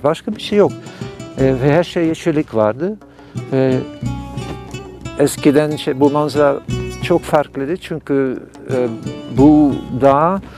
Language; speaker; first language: Turkish; non-native, fluent; Dutch